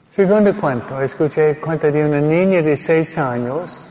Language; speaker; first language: Spanish; non-native, fluent; English